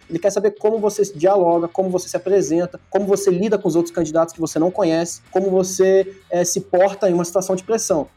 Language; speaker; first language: Portuguese; early bilingual, heritage; Portuguese